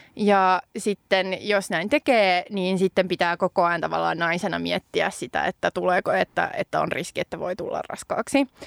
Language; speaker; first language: Finnish; non-native, local second language; Swedish